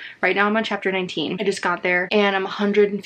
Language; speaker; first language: English; native; English